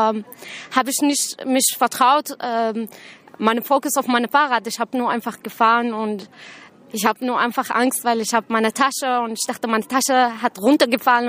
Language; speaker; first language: German; non-native, learner; Arabic